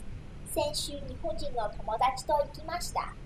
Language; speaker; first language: Japanese; non-native, learner; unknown